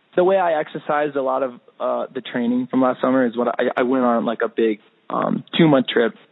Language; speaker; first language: English; native; English